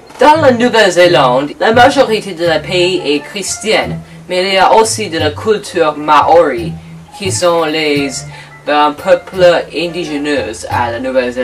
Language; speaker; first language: French; non-native, learner; English